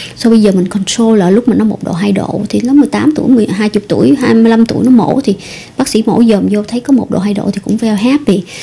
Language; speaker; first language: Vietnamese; early bilingual, heritage; Vietnamese